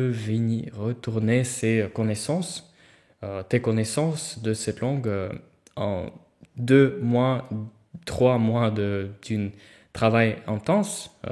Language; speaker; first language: French; non-native, fluent; Russian